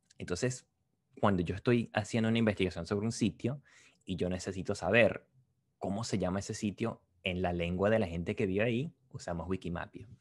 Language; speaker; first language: Spanish; native; Spanish